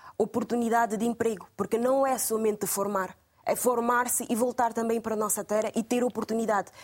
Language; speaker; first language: Portuguese; non-native, local second language; Kabuverdianu